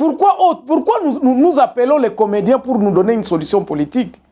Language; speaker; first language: French; non-native, local second language; Lingala